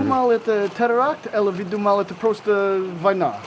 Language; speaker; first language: Russian; non-native, learner; English